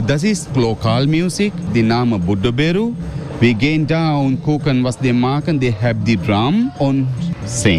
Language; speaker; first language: German; non-native, learner; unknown